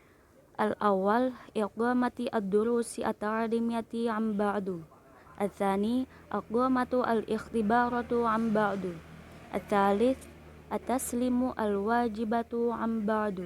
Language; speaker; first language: Arabic; non-native, learner; Indonesian